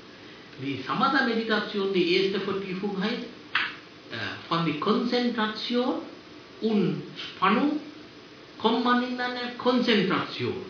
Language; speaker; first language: German; non-native, fluent; Sinhala